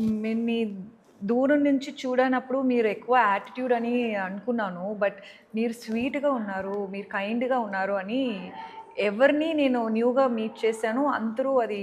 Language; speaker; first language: Telugu; non-native, local second language; Tamil